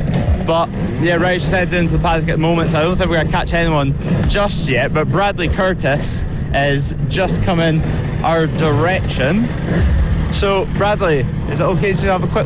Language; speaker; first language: English; native; English